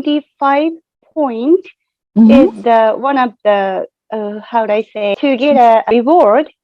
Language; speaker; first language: English; non-native, fluent; Japanese